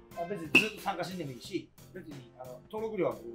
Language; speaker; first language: Japanese; native; Japanese